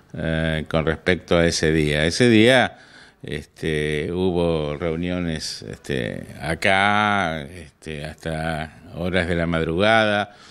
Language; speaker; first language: Spanish; native; Spanish